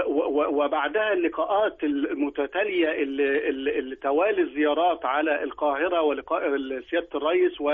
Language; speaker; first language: Arabic; native; Arabic